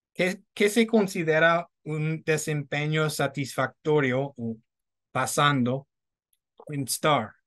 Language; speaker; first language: Spanish; non-native, fluent; English